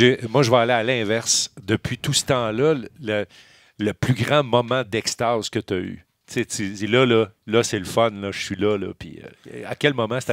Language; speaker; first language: French; native; French